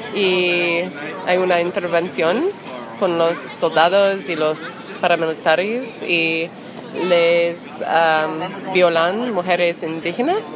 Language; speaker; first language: Spanish; non-native, learner; English